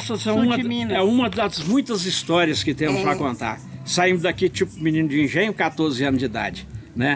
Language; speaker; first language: Portuguese; native; Portuguese